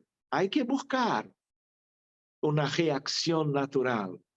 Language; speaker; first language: Spanish; non-native, fluent; Portuguese